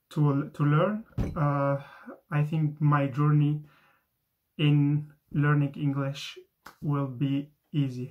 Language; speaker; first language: English; non-native, fluent; Arabic